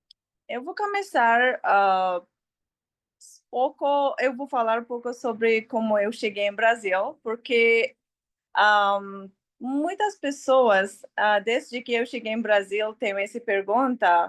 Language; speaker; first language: Portuguese; non-native, learner; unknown